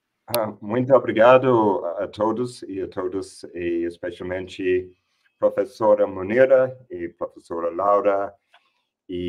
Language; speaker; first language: Portuguese; non-native, fluent; English